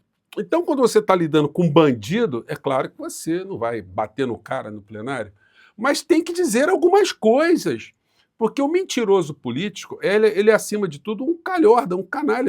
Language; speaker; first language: Portuguese; native; Portuguese